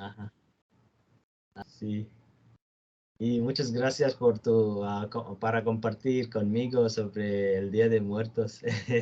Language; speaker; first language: Spanish; non-native, learner; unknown